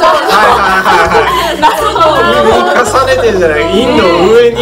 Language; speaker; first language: Japanese; non-native, fluent; Dutch